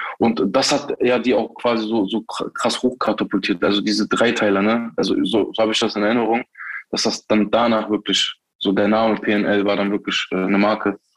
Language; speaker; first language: German; early bilingual, other home language; Turkish